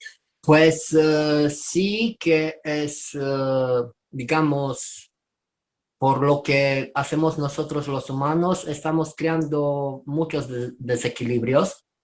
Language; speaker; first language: Spanish; non-native, fluent; Romanian